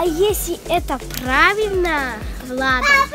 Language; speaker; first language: Russian; early bilingual, heritage; Russian